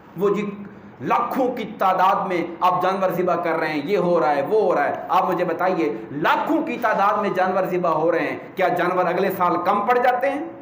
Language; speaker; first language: Urdu; native; Urdu